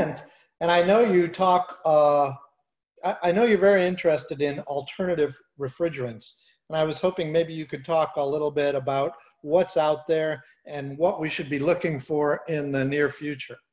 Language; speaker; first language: English; native; English